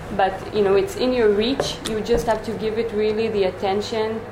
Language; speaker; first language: English; non-native, fluent; Hebrew